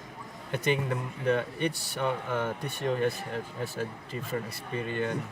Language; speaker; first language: English; non-native, fluent; Indonesian